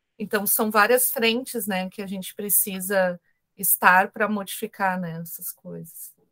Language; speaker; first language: Portuguese; native; Portuguese